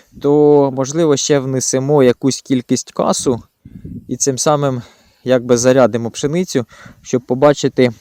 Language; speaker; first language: Ukrainian; native; Ukrainian